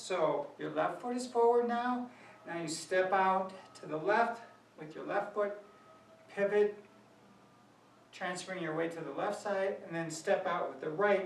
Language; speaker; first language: English; native; English